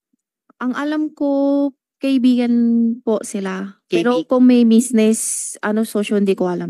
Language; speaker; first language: Filipino; non-native, learner; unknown